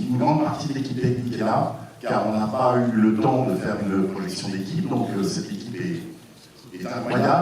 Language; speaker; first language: French; native; French